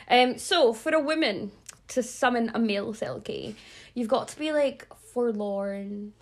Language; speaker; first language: English; native; English